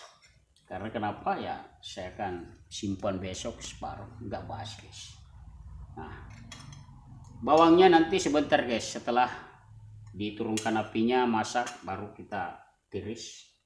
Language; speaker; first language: Indonesian; non-native, local second language; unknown